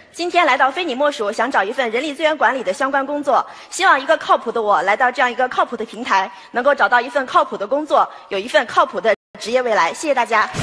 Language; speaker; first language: Chinese; native; Chinese